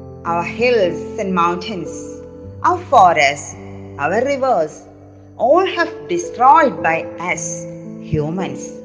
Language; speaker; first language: English; non-native, local second language; Malayalam